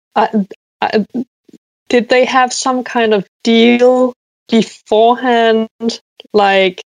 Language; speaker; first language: English; non-native, fluent; Danish